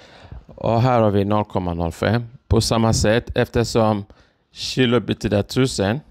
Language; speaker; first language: Swedish; non-native, fluent; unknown